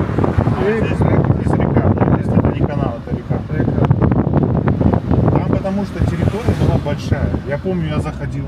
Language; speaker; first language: Russian; native; Russian